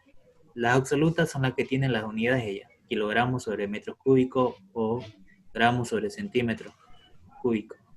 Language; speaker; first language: Spanish; native; Spanish